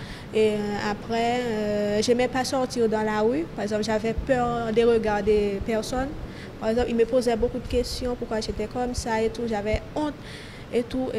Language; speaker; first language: French; early bilingual, other home language; Haitian Creole